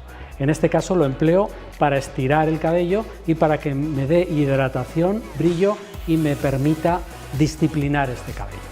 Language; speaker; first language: Spanish; native; Spanish